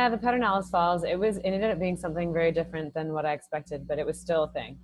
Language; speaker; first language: English; native; English